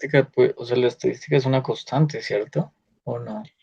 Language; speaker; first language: Spanish; native; Spanish